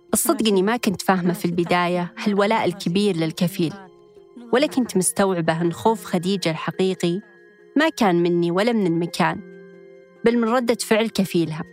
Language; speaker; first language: Arabic; native; Arabic